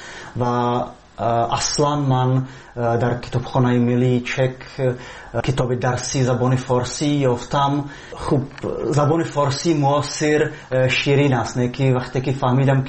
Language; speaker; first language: Persian; non-native, fluent; Czech